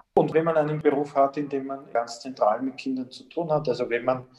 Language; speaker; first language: German; native; German